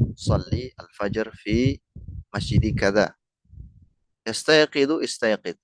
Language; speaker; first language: Arabic; non-native, fluent; Indonesian